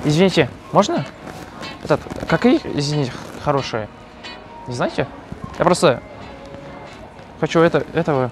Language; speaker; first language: Russian; non-native, local second language; Kazakh